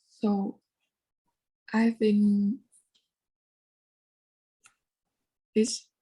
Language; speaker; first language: English; non-native, learner; Vietnamese